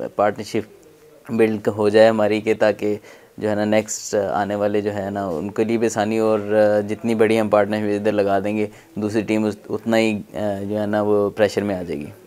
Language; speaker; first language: Urdu; non-native, local second language; Punjabi